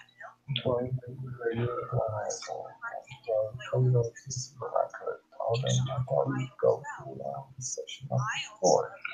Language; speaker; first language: English; non-native, learner; Spanish